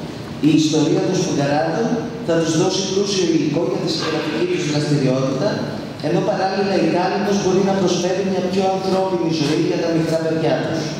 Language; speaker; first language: Greek; native; Greek